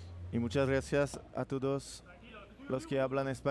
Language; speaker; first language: Spanish; non-native, learner; French